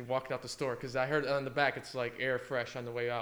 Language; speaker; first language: English; native; English